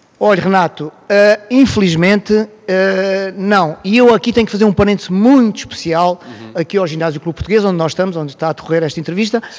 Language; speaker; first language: Portuguese; native; Portuguese